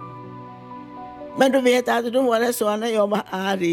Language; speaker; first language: Swedish; non-native, fluent; Italian